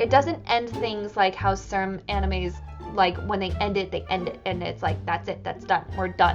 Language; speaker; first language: English; native; English